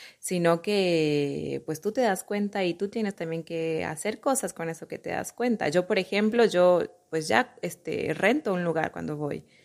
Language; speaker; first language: Spanish; native; Spanish